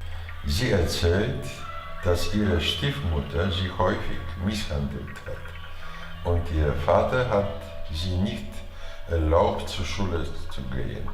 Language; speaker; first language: German; non-native, learner; Chinese